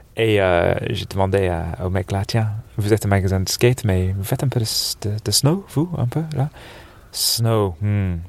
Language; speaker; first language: French; non-native, fluent; English